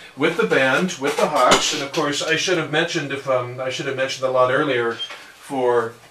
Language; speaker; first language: English; native; English